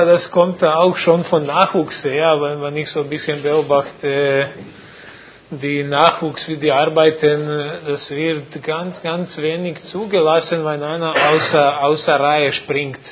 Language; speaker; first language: German; non-native, fluent; Croatian